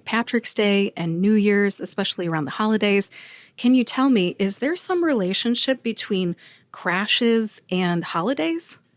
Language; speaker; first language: English; native; English